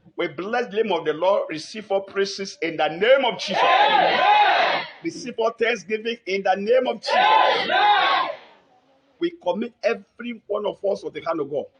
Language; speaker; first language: English; non-native, local second language; Yoruba